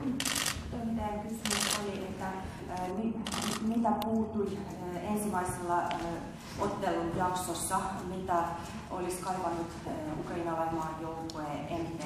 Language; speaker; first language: Finnish; non-native, fluent; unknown